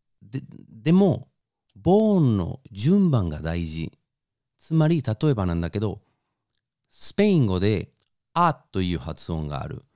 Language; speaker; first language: Japanese; non-native, fluent; Spanish